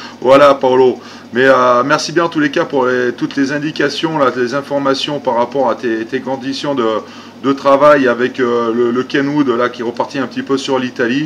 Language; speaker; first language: French; native; French